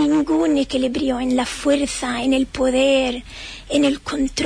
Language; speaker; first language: Spanish; non-native, fluent; Arabic